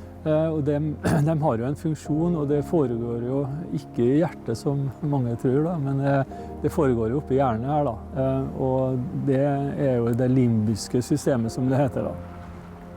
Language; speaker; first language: Norwegian; native; Norwegian